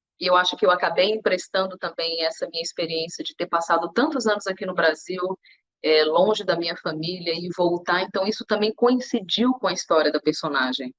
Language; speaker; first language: Portuguese; native; Portuguese